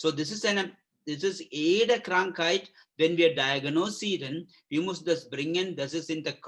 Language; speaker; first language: German; non-native, learner; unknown